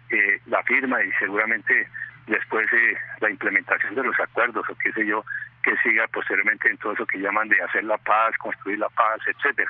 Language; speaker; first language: Spanish; native; Spanish